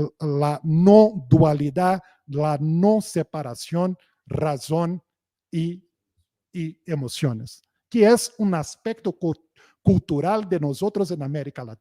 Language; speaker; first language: Spanish; non-native, fluent; Portuguese